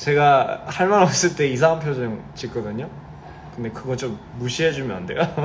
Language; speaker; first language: Korean; early bilingual, heritage; Korean